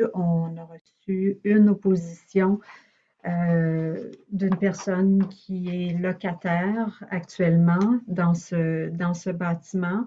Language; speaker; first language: French; native; French